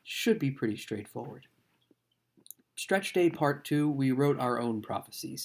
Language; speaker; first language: English; native; English